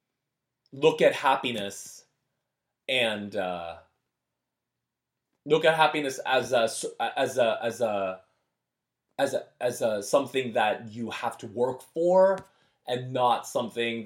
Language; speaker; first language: English; early bilingual, other home language; Korean